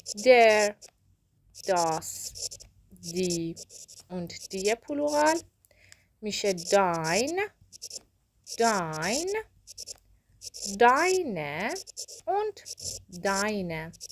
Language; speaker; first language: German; non-native, fluent; Persian